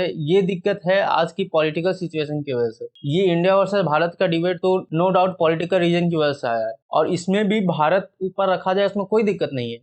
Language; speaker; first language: Hindi; native; Hindi